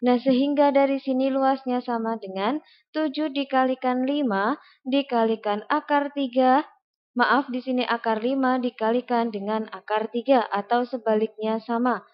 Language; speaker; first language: Indonesian; native; Indonesian